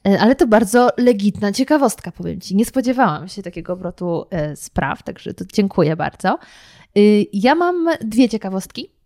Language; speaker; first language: Polish; native; Polish